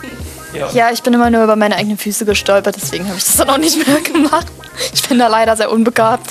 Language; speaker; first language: German; native; German